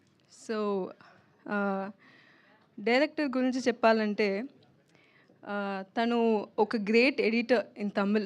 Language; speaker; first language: Telugu; non-native, learner; Tamil